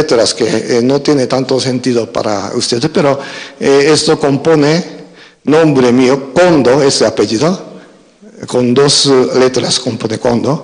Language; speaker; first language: Spanish; non-native, fluent; Japanese